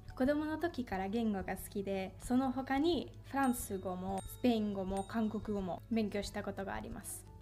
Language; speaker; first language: Japanese; non-native, fluent; Finnish